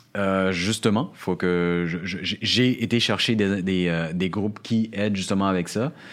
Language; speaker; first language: French; native; French